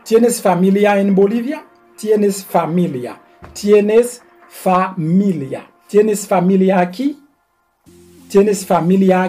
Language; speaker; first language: Spanish; non-native, learner; Haitian Creole